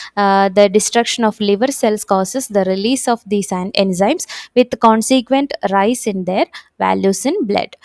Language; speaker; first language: English; non-native, local second language; Malayalam